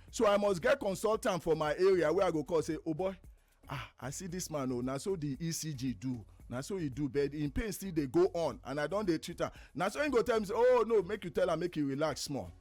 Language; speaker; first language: Nigerian Pidgin; native; Nigerian Pidgin